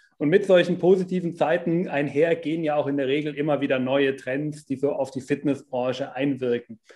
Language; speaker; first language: German; native; German